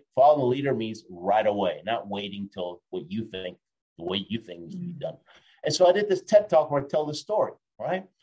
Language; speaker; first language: English; early bilingual, other home language; Spanish